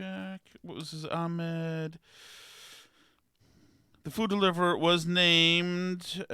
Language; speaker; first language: English; native; English